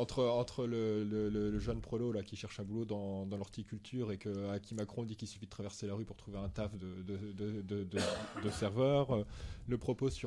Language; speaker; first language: French; native; French